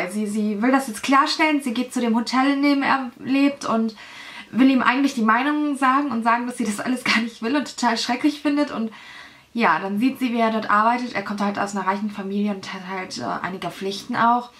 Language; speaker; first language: German; native; German